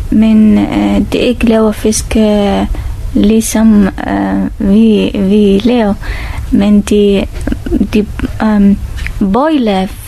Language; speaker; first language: Danish; non-native, learner; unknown